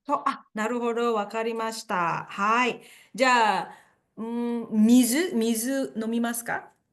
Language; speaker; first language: Japanese; non-native, fluent; Indonesian